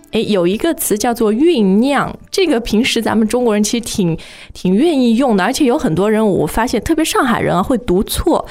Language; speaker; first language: Chinese; native; Chinese